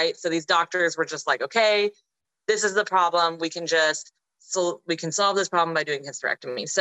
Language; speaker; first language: English; native; English